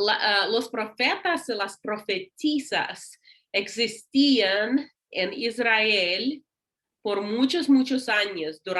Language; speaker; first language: Spanish; non-native, learner; English